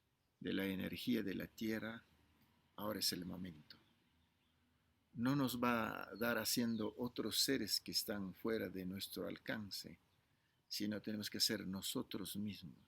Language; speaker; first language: Spanish; non-native, fluent; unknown